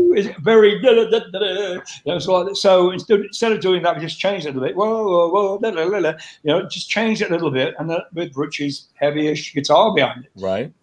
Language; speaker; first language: English; native; English